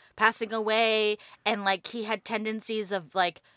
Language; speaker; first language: English; native; English